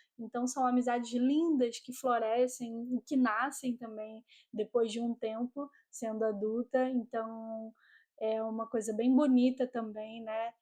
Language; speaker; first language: Portuguese; native; Portuguese